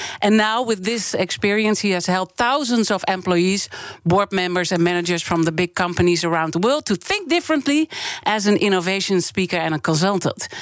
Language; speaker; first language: English; non-native, fluent; Dutch